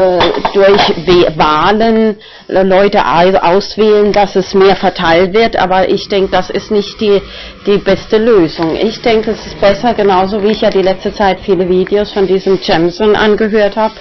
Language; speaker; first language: German; non-native, fluent; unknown